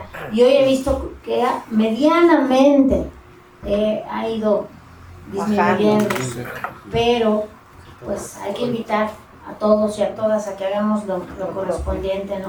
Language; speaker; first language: Spanish; native; Spanish